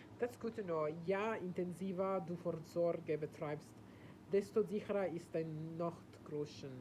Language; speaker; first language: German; non-native, learner; Italian